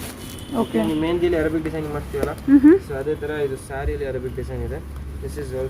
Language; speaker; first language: Kannada; non-native, local second language; Hindi